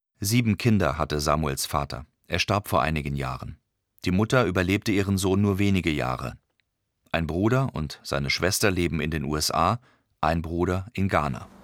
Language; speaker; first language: German; native; German